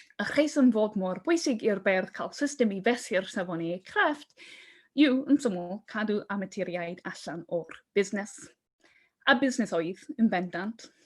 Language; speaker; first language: Welsh; non-native, fluent; English